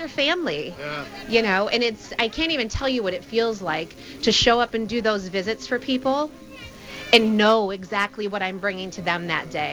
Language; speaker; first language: English; native; English